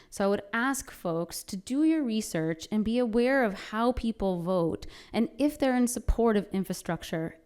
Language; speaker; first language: English; native; English